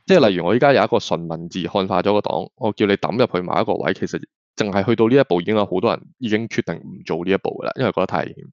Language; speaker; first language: Cantonese; native; Cantonese